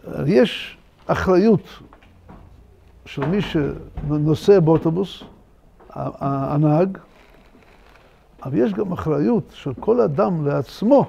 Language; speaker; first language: Hebrew; non-native, fluent; Russian